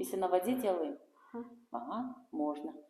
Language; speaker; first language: Russian; non-native, local second language; Kara-Kalpak